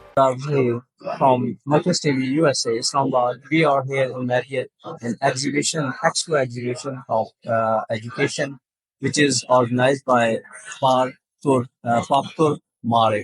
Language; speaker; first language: English; non-native, local second language; Urdu